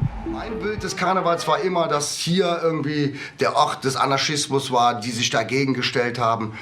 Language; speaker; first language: German; native; German